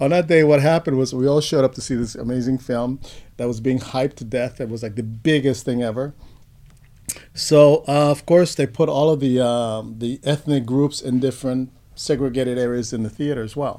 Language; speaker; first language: English; non-native, fluent; Spanish